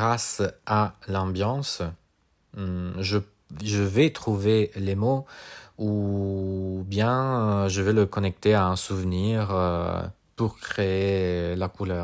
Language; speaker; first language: French; non-native, fluent; Italian